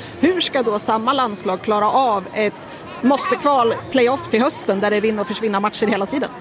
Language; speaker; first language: Swedish; native; Swedish